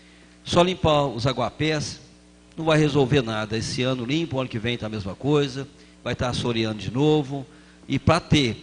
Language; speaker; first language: Portuguese; native; Portuguese